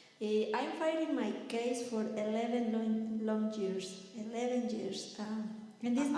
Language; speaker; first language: English; non-native, learner; Spanish